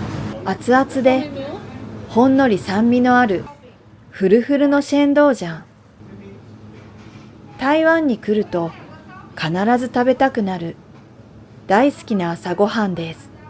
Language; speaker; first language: Japanese; native; Japanese